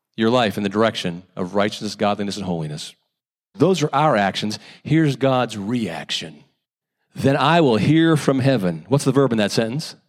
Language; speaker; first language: English; native; English